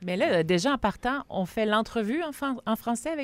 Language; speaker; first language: French; native; French